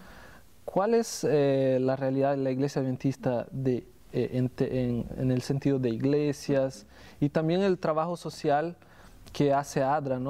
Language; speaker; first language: Spanish; non-native, fluent; Portuguese